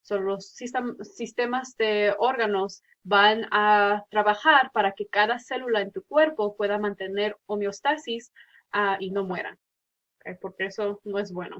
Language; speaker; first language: Spanish; early bilingual, heritage; Spanish